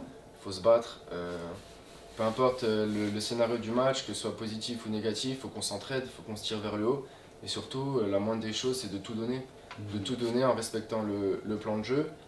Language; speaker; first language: French; native; French